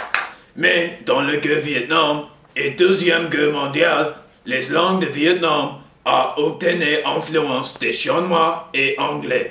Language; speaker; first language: French; non-native, learner; English